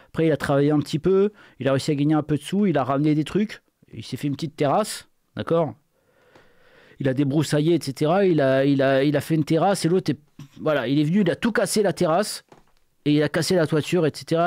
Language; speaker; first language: French; native; French